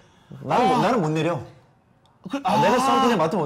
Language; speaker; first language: Korean; native; Korean